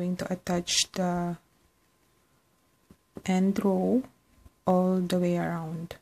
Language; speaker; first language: English; non-native, fluent; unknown